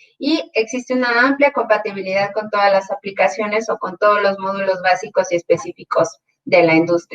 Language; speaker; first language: Spanish; native; Spanish